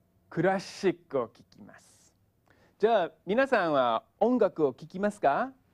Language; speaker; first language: Japanese; non-native, fluent; English